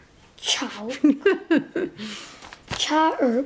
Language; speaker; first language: Chinese; early bilingual, heritage; English